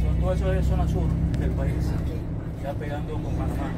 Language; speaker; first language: Spanish; native; Spanish